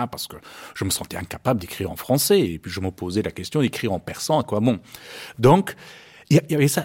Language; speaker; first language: French; non-native, fluent; Persian